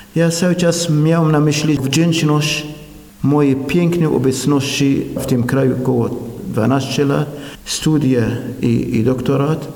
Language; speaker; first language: Polish; non-native, fluent; Arabic